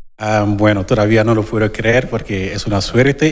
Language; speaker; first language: Spanish; non-native, learner; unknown